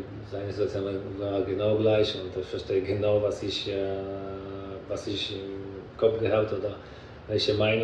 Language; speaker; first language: German; non-native, fluent; Polish